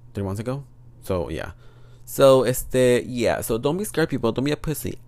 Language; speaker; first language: English; early bilingual, other home language; Spanish